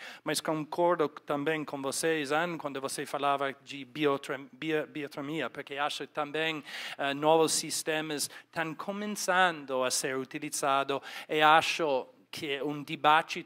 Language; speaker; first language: Portuguese; non-native, fluent; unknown